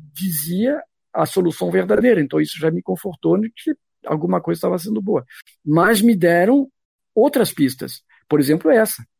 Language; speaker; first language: Portuguese; non-native, fluent; French